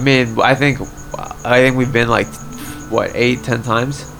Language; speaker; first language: English; early bilingual, other home language; Polish